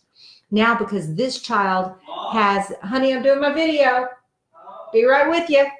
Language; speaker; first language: English; native; English